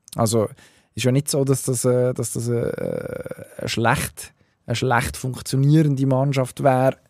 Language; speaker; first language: German; native; German